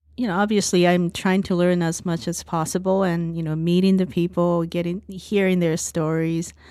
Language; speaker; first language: English; non-native, fluent; Japanese